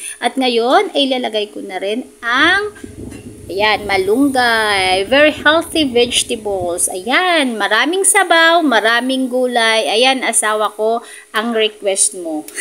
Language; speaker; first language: Filipino; non-native, local second language; Cebuano